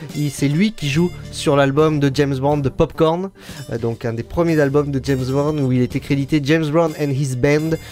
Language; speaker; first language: French; native; French